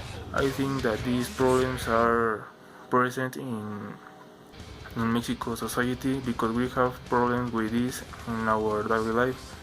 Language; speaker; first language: English; non-native, learner; Spanish